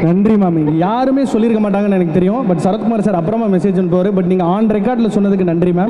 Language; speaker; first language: Tamil; native; Tamil